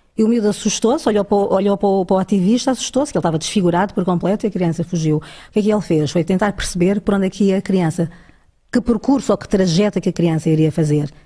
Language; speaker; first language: Portuguese; early bilingual, other home language; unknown